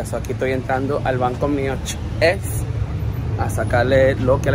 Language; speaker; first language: Spanish; native; Spanish